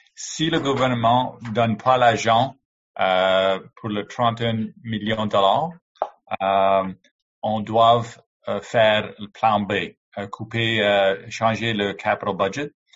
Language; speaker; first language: French; non-native, learner; English